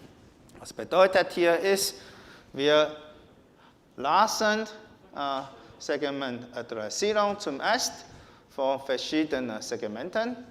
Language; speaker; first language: German; non-native, learner; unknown